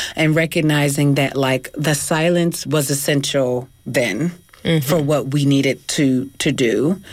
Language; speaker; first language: English; native; English